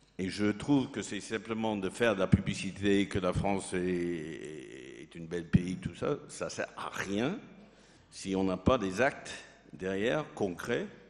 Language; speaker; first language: French; non-native, fluent; English